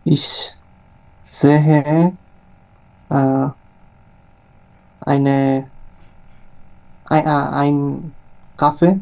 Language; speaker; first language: German; non-native, learner; Bangla